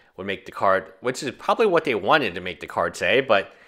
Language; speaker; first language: English; native; English